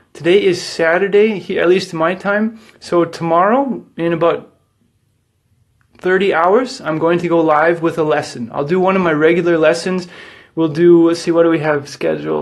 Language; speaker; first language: English; native; English